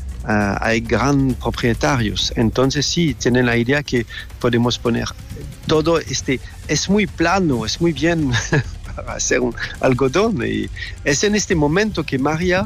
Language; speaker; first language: Spanish; non-native, learner; French